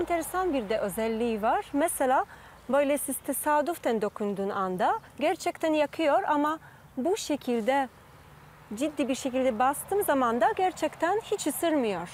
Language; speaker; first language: Turkish; non-native, fluent; Polish